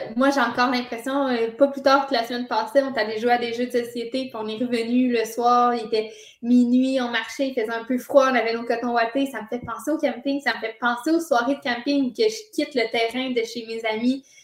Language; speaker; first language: French; native; French